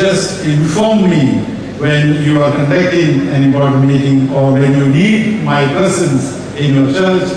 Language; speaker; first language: English; non-native, local second language; Malayalam